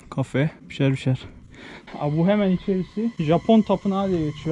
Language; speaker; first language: Turkish; native; Turkish